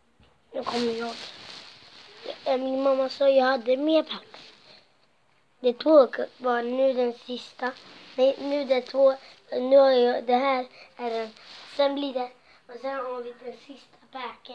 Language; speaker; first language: Swedish; non-native, local second language; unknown